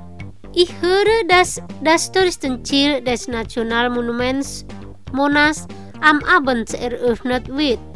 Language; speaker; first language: German; non-native, fluent; Indonesian